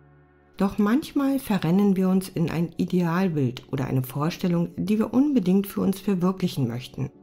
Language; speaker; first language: German; native; German